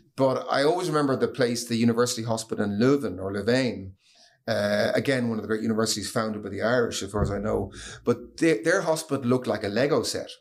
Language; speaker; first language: English; native; English